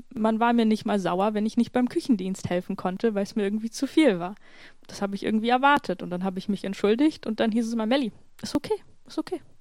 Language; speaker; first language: German; native; German